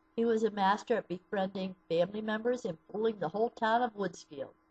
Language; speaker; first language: English; native; English